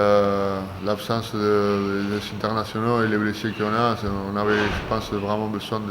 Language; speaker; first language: French; non-native, fluent; Spanish